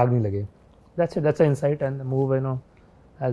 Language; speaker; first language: English; non-native, local second language; Hindi